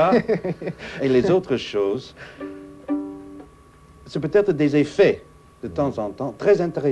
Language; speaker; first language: French; non-native, fluent; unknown